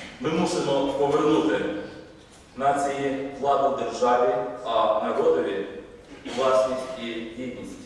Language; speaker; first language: Ukrainian; native; Ukrainian